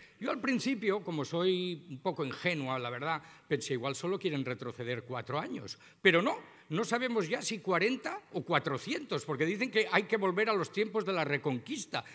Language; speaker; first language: Spanish; non-native, local second language; Catalan